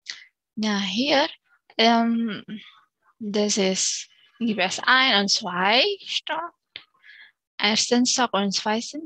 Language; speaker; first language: German; non-native, learner; Indonesian